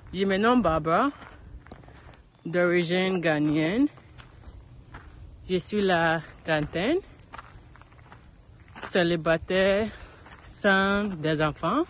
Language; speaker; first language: French; non-native, learner; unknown